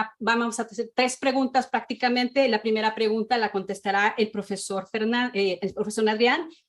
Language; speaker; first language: Spanish; native; Spanish